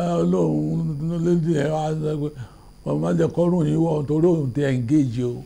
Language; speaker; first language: Yoruba; native; Yoruba